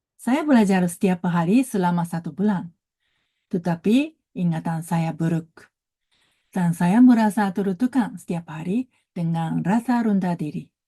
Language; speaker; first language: Indonesian; non-native, learner; Japanese